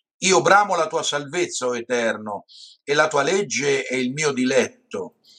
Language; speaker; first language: Italian; native; Italian